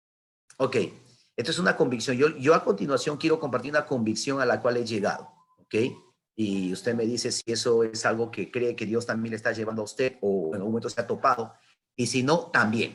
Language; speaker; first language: Spanish; native; Spanish